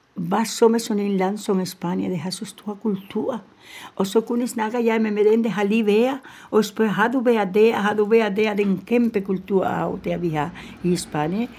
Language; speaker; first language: Danish; non-native, fluent; Spanish